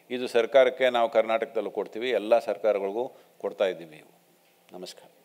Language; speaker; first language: Kannada; non-native, local second language; Telugu